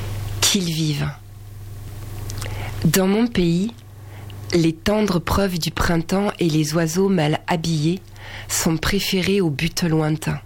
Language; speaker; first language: French; native; French